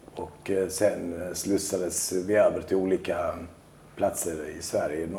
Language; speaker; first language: Swedish; early bilingual, other home language; Albanian